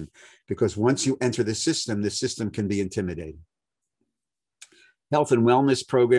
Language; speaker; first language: English; native; English